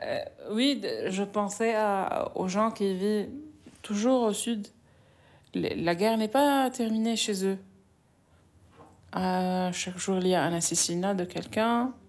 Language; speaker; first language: French; non-native, local second language; Arabic